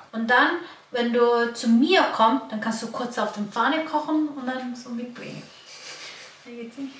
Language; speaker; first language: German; non-native, learner; Korean